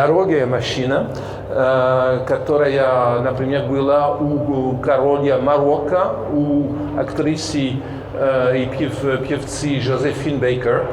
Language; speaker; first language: Russian; non-native, fluent; French